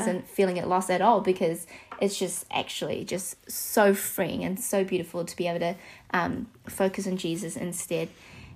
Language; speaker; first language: English; native; English